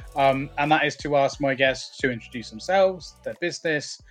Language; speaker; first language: English; native; English